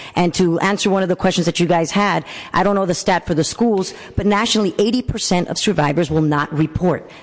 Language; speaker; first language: English; native; English